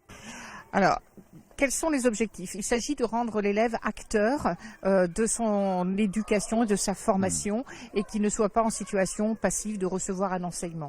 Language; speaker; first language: French; native; French